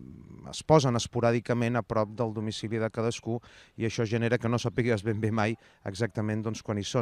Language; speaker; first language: Catalan; native; Catalan